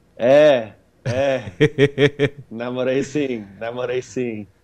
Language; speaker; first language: Portuguese; non-native, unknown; English